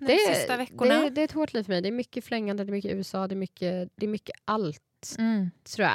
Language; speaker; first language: Swedish; native; Swedish